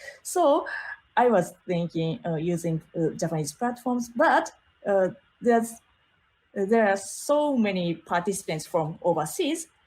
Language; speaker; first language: English; non-native, learner; Japanese